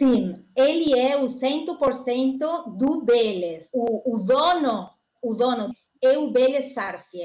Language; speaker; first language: Portuguese; non-native, learner; Spanish